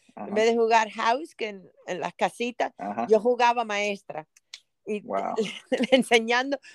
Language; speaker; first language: Spanish; native; Spanish